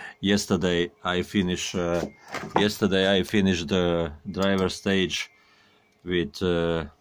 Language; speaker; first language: English; non-native, learner; Croatian